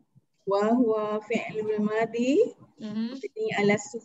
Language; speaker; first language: Arabic; non-native, learner; Malay